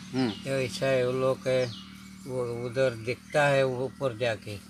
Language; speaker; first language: Hindi; non-native, local second language; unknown